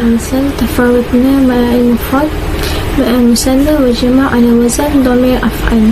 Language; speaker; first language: Arabic; non-native, learner; Malay